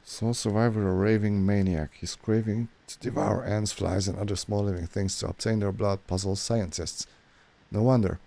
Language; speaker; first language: English; non-native, fluent; Hungarian